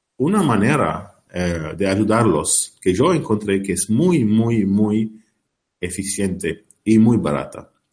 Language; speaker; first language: Spanish; non-native, learner; Arabic